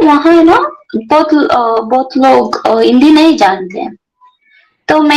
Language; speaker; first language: Hindi; non-native, local second language; Kannada